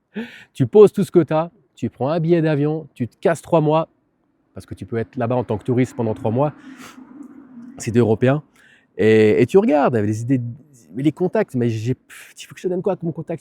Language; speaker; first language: French; native; French